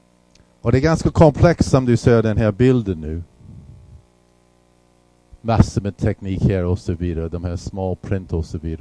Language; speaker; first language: Swedish; non-native, fluent; English